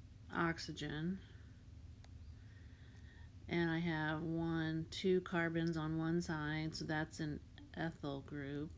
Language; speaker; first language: English; native; English